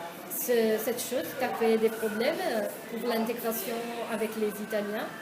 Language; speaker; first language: French; non-native, fluent; Italian